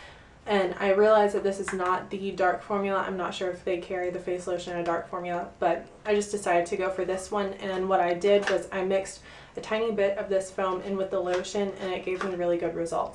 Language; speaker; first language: English; native; English